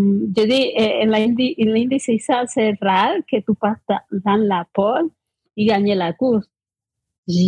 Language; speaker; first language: French; non-native, fluent; Spanish